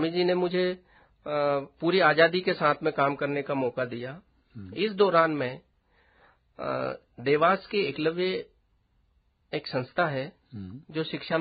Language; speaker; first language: Hindi; native; Hindi